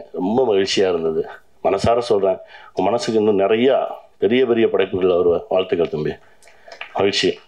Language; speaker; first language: Tamil; native; Tamil